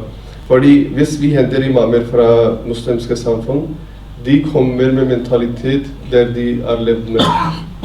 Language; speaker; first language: Norwegian; non-native, fluent; Urdu